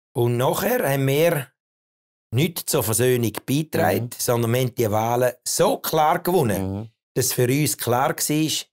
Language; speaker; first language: German; native; German